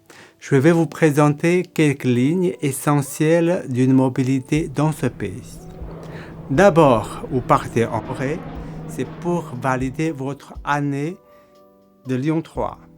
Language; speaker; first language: French; non-native, fluent; Korean